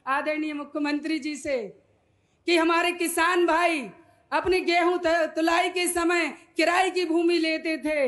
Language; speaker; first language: Hindi; native; Hindi